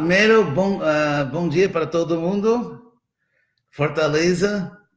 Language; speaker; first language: Portuguese; non-native, fluent; English